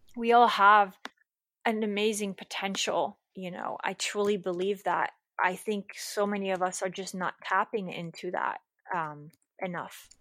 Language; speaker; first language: English; non-native, fluent; German